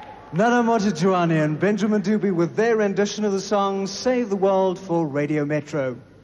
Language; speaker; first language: English; non-native, local second language; Afrikaans